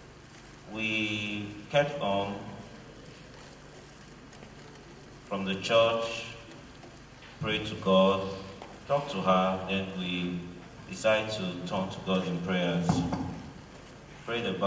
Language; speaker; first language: English; non-native, local second language; Esan